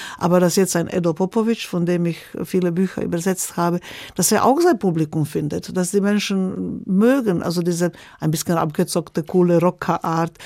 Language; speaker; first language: German; non-native, fluent; Croatian